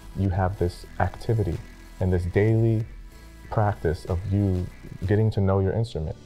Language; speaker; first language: English; native; English